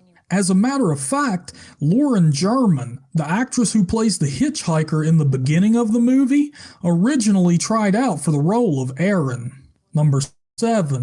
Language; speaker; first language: English; native; English